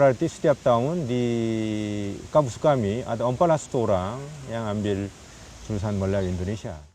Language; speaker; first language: Indonesian; non-native, fluent; Korean